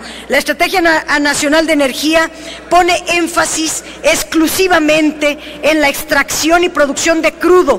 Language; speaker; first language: Spanish; native; Spanish